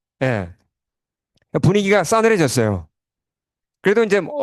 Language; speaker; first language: Korean; native; Korean